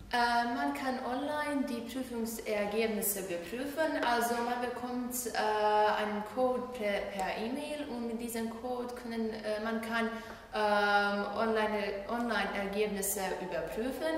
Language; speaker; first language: German; non-native, learner; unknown